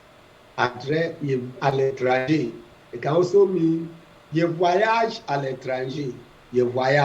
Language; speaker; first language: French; non-native, fluent; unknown